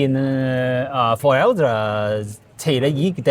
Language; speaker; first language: Danish; non-native, learner; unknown